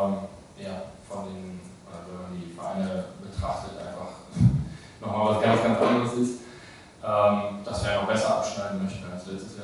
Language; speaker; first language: German; native; German